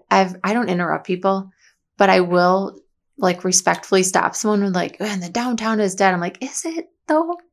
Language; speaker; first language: English; native; English